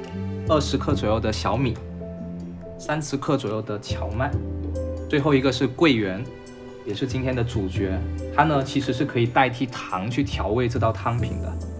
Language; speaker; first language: Chinese; native; Chinese